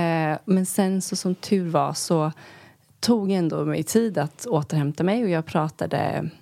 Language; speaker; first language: Swedish; native; Swedish